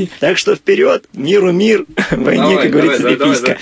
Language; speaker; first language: Russian; native; Russian